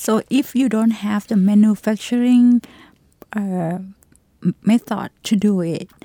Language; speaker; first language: English; non-native, fluent; Thai